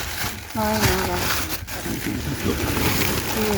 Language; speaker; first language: Spanish; non-native, fluent; Filipino